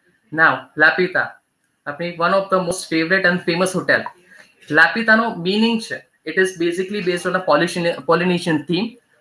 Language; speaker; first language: English; non-native, local second language; Gujarati